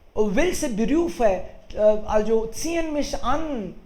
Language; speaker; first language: German; non-native, fluent; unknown